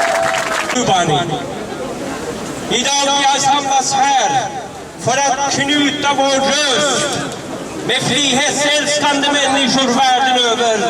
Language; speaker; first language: Swedish; non-native, fluent; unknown